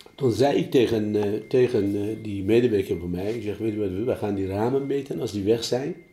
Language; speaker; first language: Dutch; non-native, fluent; Persian